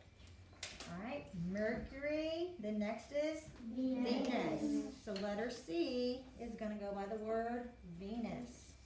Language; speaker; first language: English; native; English